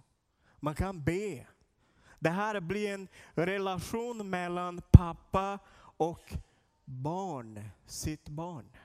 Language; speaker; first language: Swedish; non-native, learner; Portuguese